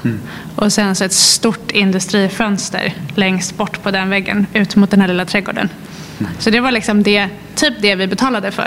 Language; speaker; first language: Swedish; native; Swedish